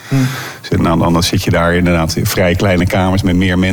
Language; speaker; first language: Dutch; native; Dutch